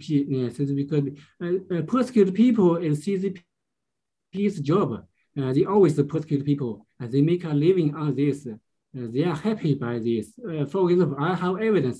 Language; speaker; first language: English; non-native, learner; Chinese